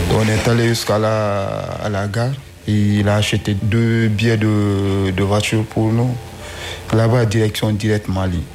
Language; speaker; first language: French; non-native, local second language; Susu